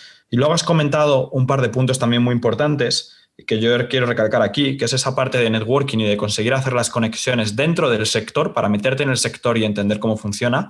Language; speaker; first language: Spanish; native; Spanish